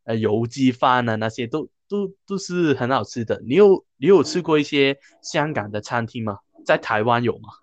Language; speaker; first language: Chinese; non-native, local second language; Cantonese